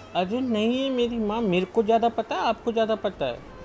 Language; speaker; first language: Hindi; native; Hindi